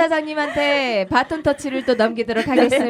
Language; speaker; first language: Korean; native; Korean